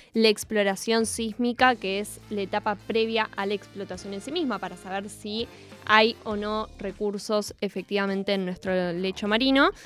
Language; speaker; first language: Spanish; native; Spanish